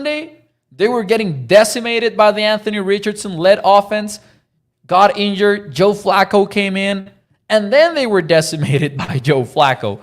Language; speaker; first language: English; native; English